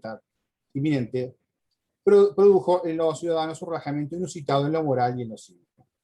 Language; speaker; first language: Spanish; native; Spanish